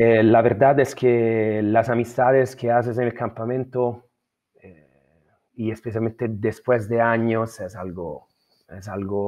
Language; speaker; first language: Spanish; non-native, fluent; Italian